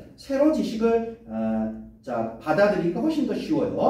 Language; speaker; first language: Korean; native; Korean